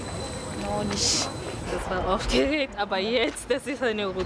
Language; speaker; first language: German; non-native, learner; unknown